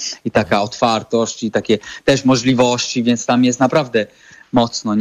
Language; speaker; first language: Polish; non-native, fluent; Italian